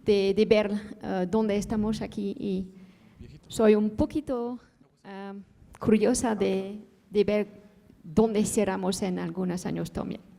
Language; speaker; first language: Spanish; non-native, fluent; Dutch